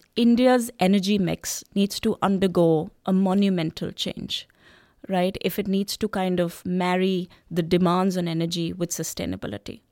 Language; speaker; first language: English; non-native, local second language; Hindi